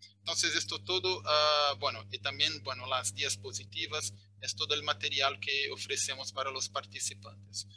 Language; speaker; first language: Spanish; non-native, fluent; Portuguese